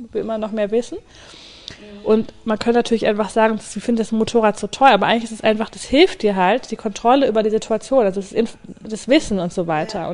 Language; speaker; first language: German; native; German